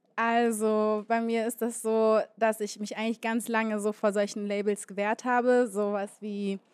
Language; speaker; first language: German; native; German